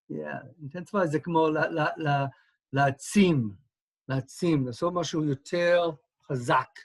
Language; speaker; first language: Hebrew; non-native, fluent; English